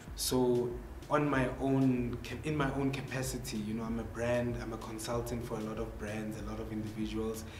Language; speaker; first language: English; non-native, local second language; Tsonga